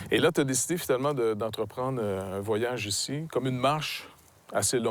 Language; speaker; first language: French; native; French